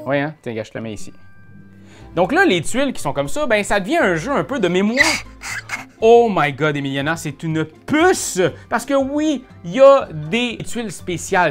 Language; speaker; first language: French; native; French